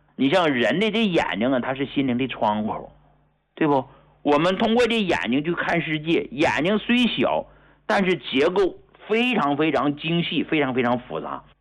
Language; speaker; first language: Chinese; native; Chinese